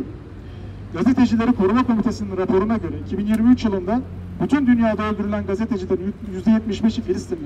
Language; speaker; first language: Turkish; native; Turkish